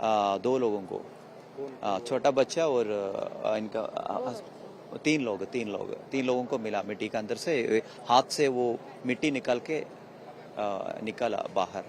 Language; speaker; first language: Hindi; non-native, local second language; Malayalam